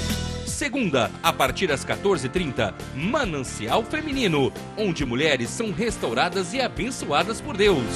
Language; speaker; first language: Portuguese; native; Portuguese